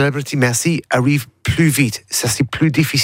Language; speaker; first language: French; non-native, learner; English